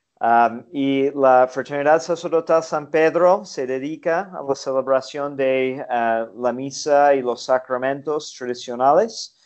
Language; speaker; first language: Spanish; non-native, fluent; English